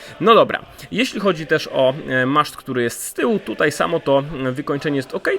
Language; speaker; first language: Polish; native; Polish